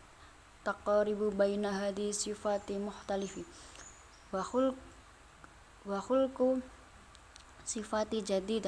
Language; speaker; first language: Arabic; non-native, learner; Indonesian